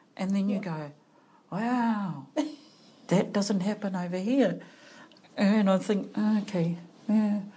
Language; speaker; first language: English; native; English